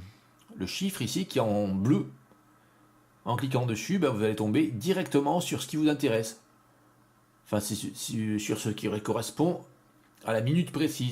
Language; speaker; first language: French; native; French